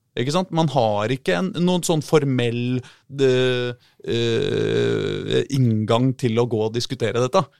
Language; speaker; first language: Norwegian; native; Norwegian